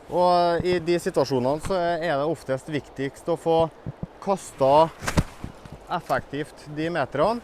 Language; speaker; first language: Norwegian; native; Norwegian